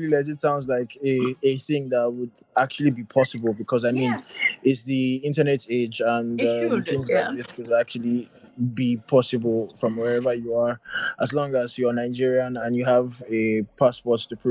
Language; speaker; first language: English; non-native, local second language; Yoruba